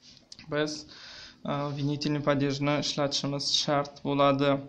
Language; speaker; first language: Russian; non-native, fluent; Uzbek